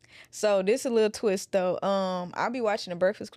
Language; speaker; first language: English; native; English